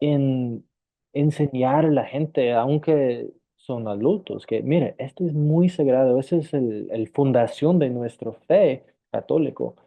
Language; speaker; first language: Spanish; non-native, fluent; English